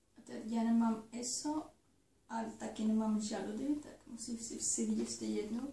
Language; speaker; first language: Czech; non-native, learner; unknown